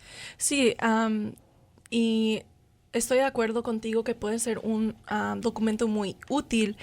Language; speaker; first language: Spanish; non-native, fluent; English